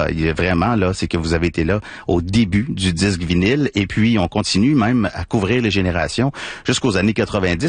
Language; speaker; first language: French; native; French